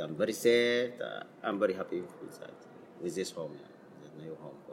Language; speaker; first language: English; non-native, learner; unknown